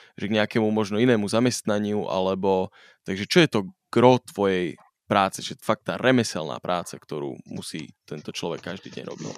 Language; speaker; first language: Slovak; native; Slovak